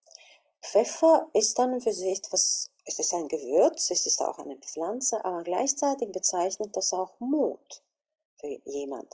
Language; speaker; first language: German; non-native, fluent; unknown